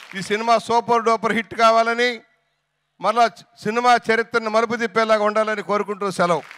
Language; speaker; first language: Telugu; native; Telugu